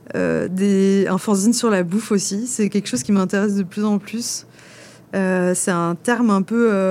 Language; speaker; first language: French; native; French